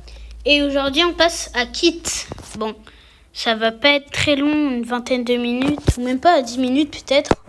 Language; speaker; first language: French; native; French